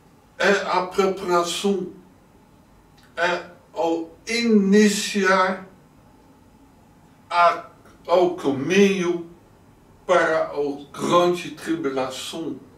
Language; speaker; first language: Portuguese; non-native, learner; Dutch